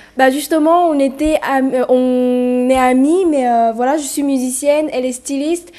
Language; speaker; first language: French; early bilingual, other home language; Vietnamese